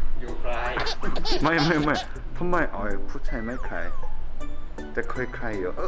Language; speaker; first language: Thai; non-native, learner; Korean